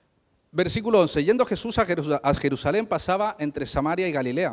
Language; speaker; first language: Spanish; native; Spanish